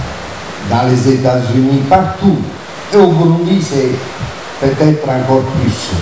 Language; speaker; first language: French; non-native, fluent; Italian